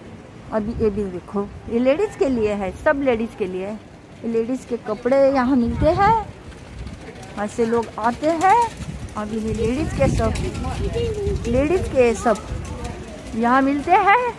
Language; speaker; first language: Hindi; non-native, local second language; Marathi